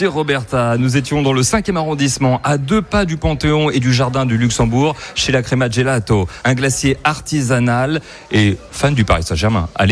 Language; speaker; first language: French; native; French